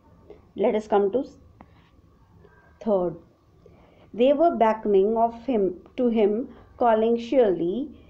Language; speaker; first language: English; non-native, local second language; Hindi